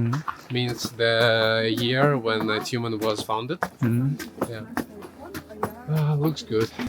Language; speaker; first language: English; non-native, fluent; Russian